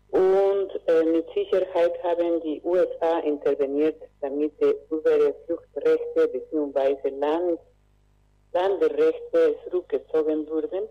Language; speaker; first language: German; non-native, fluent; Spanish